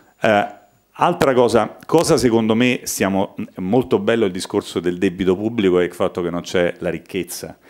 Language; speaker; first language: Italian; native; Italian